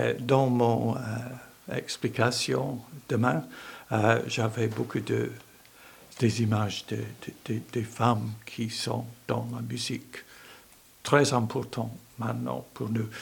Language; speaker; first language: French; non-native, learner; English